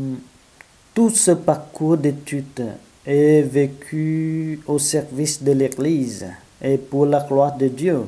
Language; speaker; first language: French; non-native, fluent; Vietnamese